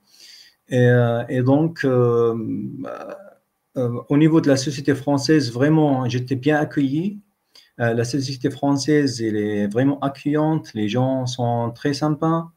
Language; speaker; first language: French; non-native, fluent; Arabic